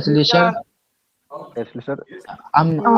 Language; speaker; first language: German; non-native, learner; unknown